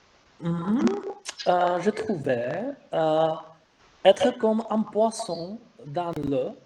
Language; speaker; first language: French; non-native, fluent; Czech